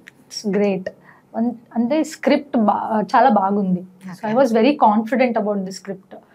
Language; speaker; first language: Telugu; non-native, learner; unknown